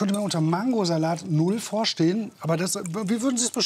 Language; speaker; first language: German; native; German